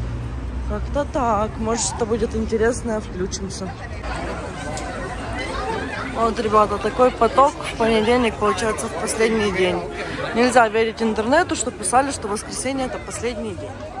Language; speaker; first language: Russian; non-native, local second language; Ukrainian